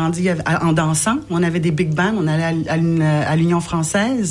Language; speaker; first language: French; native; French